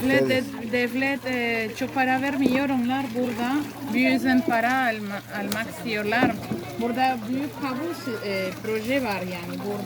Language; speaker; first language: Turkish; non-native, learner; Spanish